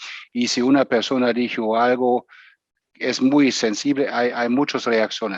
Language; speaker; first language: Spanish; non-native, fluent; German